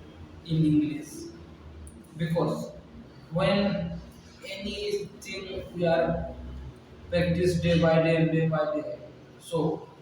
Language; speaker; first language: English; non-native, learner; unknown